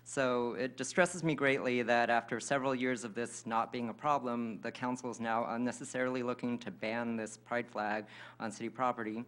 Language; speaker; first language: English; native; English